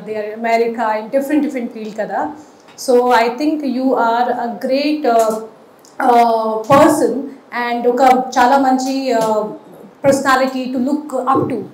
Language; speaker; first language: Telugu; non-native, learner; Hindi